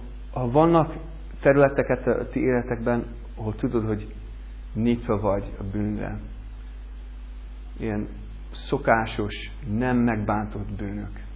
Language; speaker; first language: Hungarian; non-native, learner; English